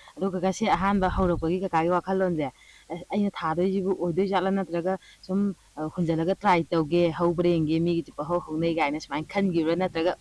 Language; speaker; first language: Manipuri; native; Manipuri